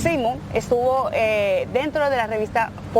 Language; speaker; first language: Spanish; native; Spanish